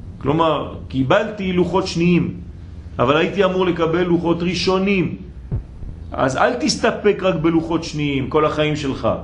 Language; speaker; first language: Hebrew; non-native, fluent; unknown